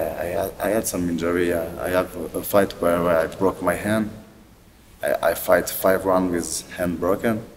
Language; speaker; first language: English; non-native, learner; French